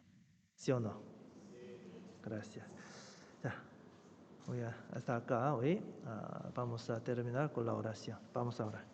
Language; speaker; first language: Spanish; non-native, fluent; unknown